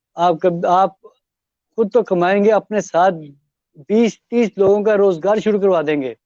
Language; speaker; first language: Urdu; non-native, local second language; Punjabi